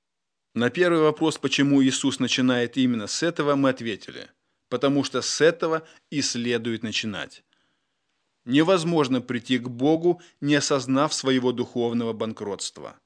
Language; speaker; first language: Russian; native; Russian